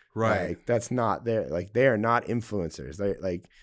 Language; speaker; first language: English; native; English